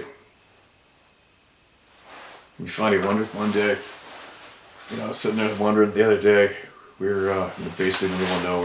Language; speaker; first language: English; native; English